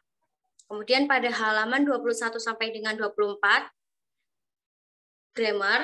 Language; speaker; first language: Indonesian; native; Indonesian